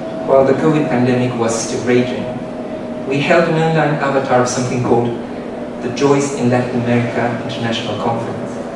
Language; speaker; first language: English; non-native, fluent; Spanish